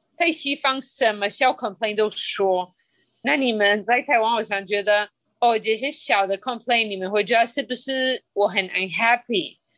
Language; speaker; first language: Chinese; non-native, fluent; Spanish